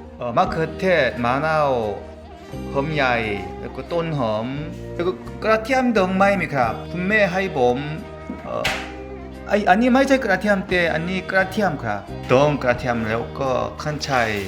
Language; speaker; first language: Thai; non-native, learner; Korean